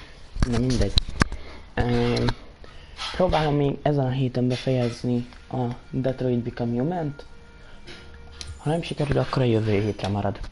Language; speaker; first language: Hungarian; native; Hungarian